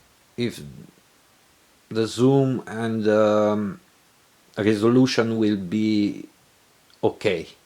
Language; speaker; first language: English; non-native, learner; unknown